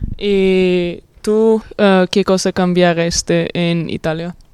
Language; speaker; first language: Italian; non-native, learner; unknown